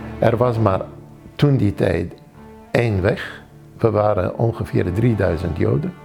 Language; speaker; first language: Dutch; non-native, fluent; Arabic